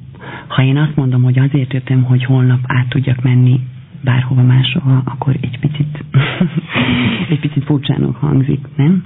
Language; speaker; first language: Hungarian; non-native, fluent; Albanian